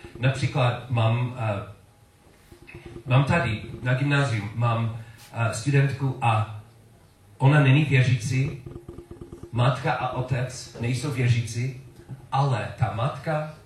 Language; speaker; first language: Czech; non-native, learner; English